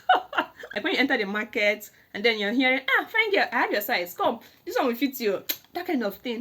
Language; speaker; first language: English; non-native, local second language; Igbo